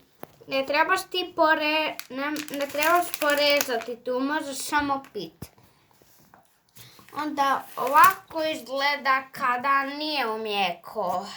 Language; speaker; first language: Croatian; early bilingual, heritage; Croatian